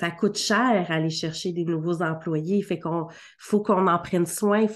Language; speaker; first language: French; native; French